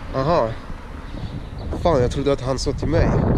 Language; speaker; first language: Swedish; non-native, fluent; Russian